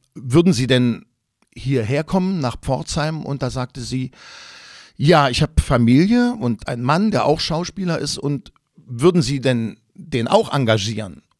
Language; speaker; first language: German; native; German